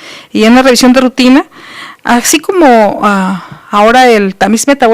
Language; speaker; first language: Spanish; native; Spanish